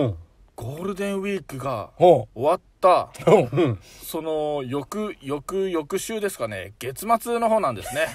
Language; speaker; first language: Japanese; native; Japanese